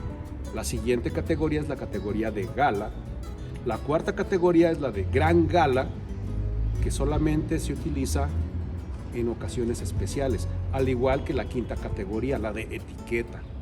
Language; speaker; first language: Spanish; native; Spanish